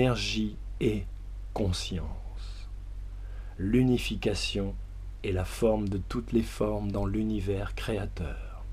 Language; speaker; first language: French; native; French